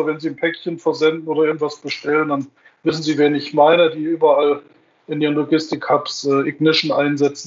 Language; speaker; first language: German; native; German